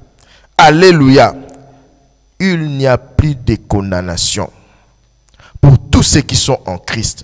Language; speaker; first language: French; non-native, local second language; Lingala